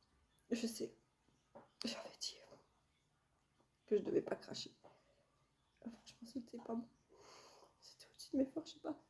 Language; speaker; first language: French; native; French